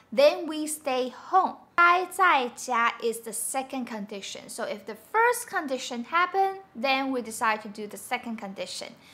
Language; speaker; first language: English; non-native, fluent; Chinese